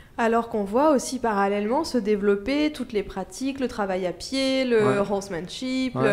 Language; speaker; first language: French; native; French